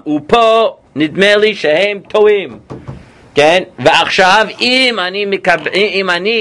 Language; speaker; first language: Hebrew; non-native, fluent; English